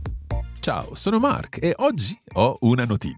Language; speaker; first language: Italian; non-native, fluent; English